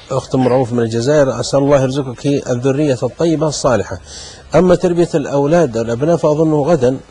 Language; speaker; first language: Arabic; native; Arabic